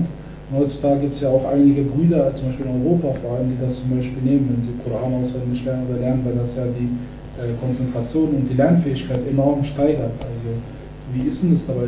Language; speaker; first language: German; native; German